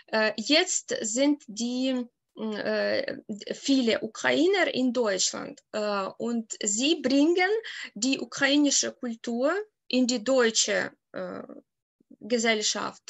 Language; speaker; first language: German; non-native, fluent; Ukrainian